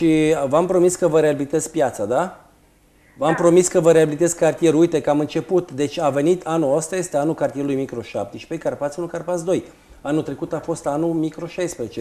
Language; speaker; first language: Romanian; native; Romanian